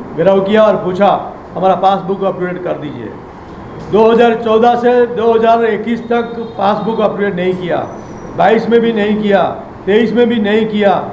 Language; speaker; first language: Hindi; non-native, local second language; Odia